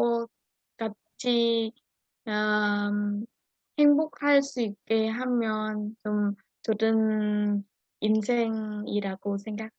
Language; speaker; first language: Korean; non-native, learner; Vietnamese